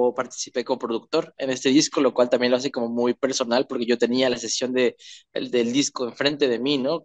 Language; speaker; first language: Spanish; native; Spanish